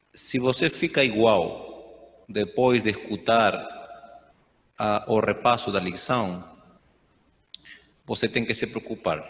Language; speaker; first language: Portuguese; non-native, fluent; Spanish